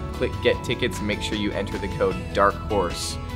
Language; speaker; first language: English; native; English